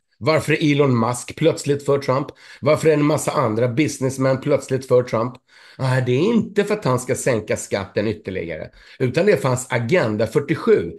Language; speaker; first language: Swedish; native; Swedish